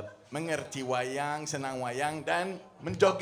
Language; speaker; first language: Indonesian; non-native, fluent; French